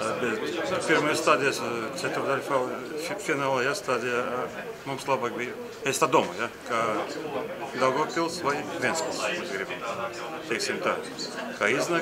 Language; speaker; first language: Latvian; non-native, learner; Russian